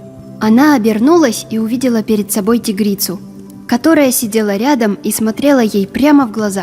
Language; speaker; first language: Russian; native; Russian